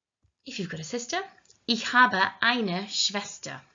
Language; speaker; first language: German; non-native, learner; English